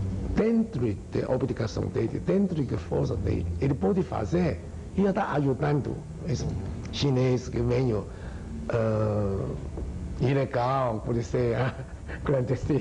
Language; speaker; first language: Portuguese; non-native, learner; Chinese